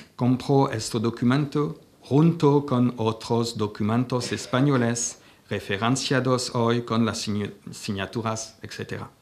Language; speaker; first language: Spanish; non-native, fluent; French